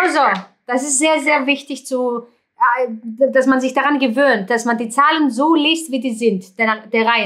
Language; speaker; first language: German; non-native, fluent; Greek